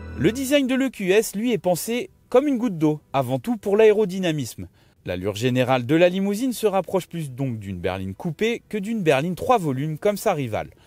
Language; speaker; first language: French; native; French